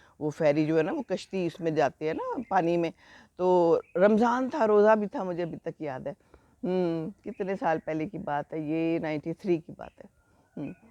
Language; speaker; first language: Urdu; native; Urdu